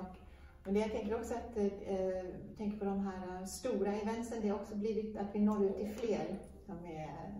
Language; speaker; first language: Swedish; native; Swedish